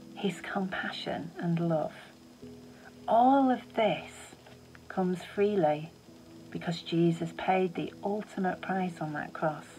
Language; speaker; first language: English; native; English